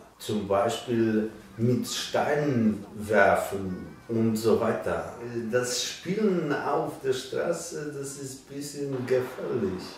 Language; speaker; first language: German; non-native, learner; Polish